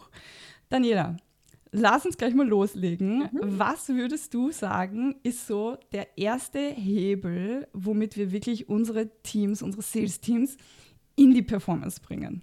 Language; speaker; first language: German; native; German